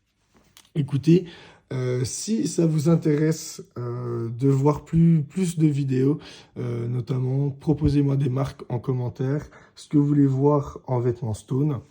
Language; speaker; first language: French; native; French